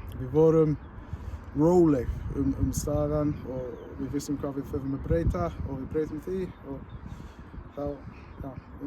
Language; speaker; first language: Icelandic; non-native, learner; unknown